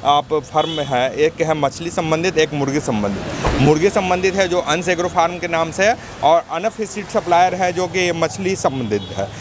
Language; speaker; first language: Hindi; native; Hindi